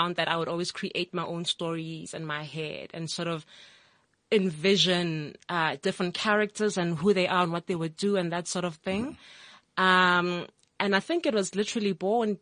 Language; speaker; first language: English; non-native, local second language; Tswana